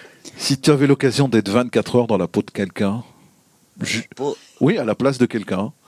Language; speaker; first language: French; native; French